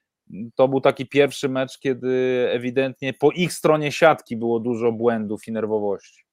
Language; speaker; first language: Polish; native; Polish